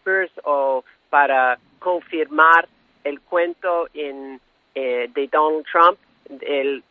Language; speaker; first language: Spanish; non-native, fluent; English